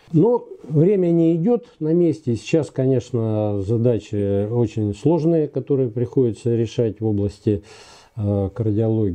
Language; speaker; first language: Russian; native; Russian